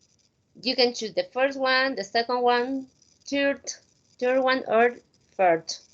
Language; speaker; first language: English; non-native, fluent; Spanish